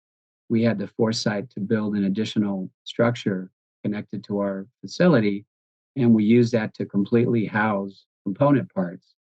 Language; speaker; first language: English; native; English